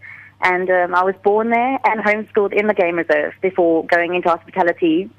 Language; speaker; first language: English; native; English